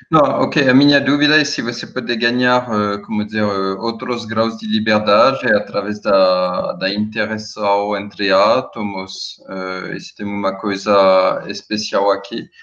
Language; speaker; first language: Portuguese; non-native, fluent; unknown